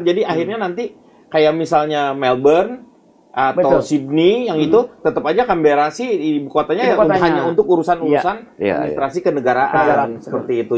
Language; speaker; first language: Indonesian; native; Indonesian